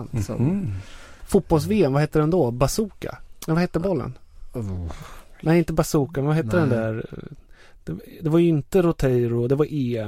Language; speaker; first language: Swedish; native; Swedish